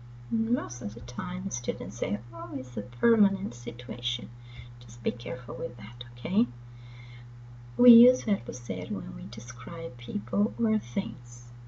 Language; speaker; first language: English; non-native, fluent; Portuguese